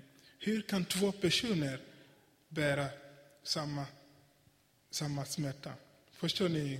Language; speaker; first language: Swedish; non-native, fluent; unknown